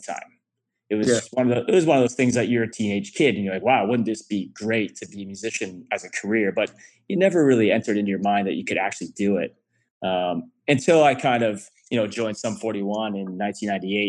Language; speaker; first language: English; native; English